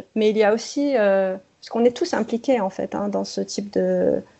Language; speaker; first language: French; native; French